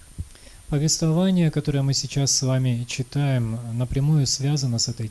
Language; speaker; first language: Russian; native; Russian